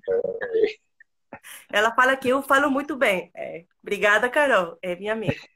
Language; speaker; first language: Portuguese; non-native, fluent; Spanish